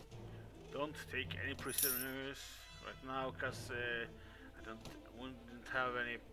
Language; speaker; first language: English; non-native, fluent; Swedish